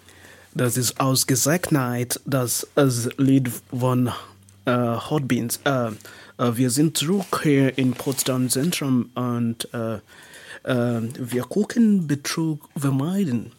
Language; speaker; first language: German; non-native, learner; English